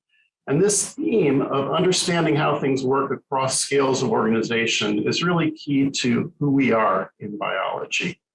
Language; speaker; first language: English; native; English